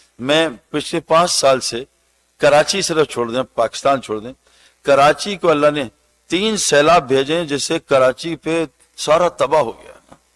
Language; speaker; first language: Urdu; native; Urdu